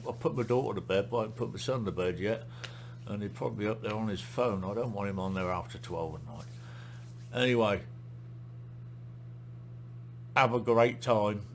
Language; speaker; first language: English; native; English